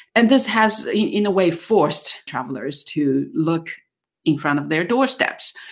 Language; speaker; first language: English; non-native, fluent; Chinese